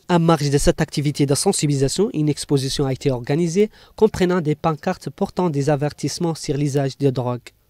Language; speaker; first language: French; non-native, local second language; Arabic